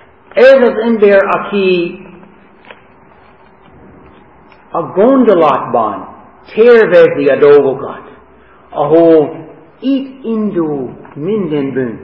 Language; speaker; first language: Hungarian; non-native, fluent; English